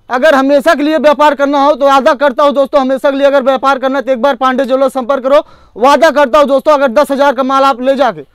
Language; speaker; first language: Hindi; native; Hindi